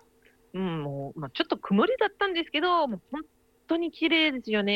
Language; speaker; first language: Japanese; non-native, fluent; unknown